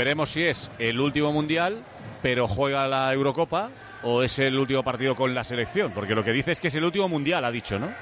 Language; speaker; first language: Spanish; native; Spanish